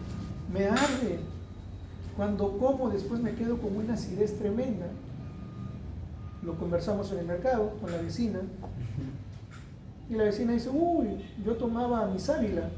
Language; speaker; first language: Spanish; native; Spanish